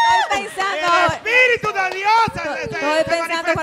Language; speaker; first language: Spanish; native; Spanish